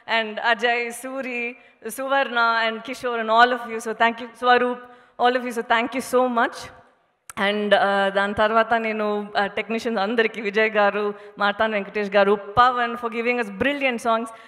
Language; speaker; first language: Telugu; non-native, fluent; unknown